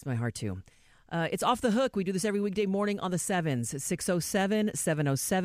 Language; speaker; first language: English; native; English